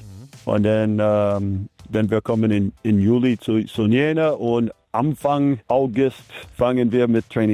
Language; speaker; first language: German; non-native, fluent; English